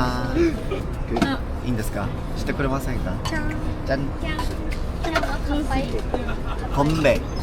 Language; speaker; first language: Japanese; non-native, learner; Korean